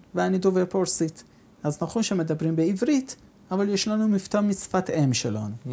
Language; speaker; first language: Hebrew; non-native, fluent; Persian